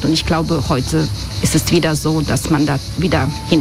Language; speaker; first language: German; non-native, fluent; Croatian